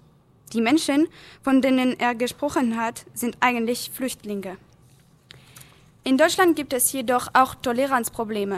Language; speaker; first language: German; non-native, learner; French